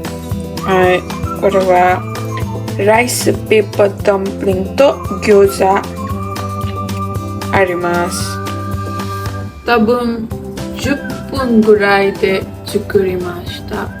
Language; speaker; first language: Japanese; non-native, learner; Nepali